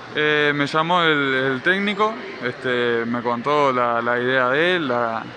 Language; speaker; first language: Spanish; native; Spanish